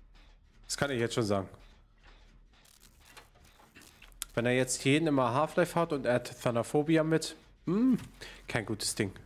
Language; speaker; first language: German; native; German